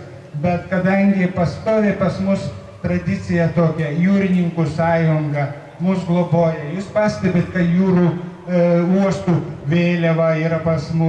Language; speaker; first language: Lithuanian; non-native, learner; Latvian